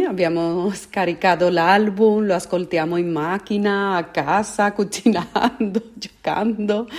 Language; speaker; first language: Italian; non-native, fluent; Spanish